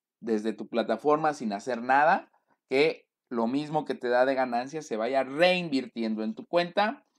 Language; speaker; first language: Spanish; native; Spanish